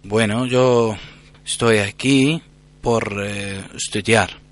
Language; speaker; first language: Spanish; non-native, learner; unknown